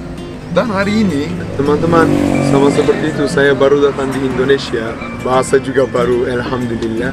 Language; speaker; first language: Indonesian; non-native, learner; Turkish